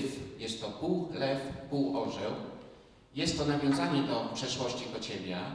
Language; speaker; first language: Polish; native; Polish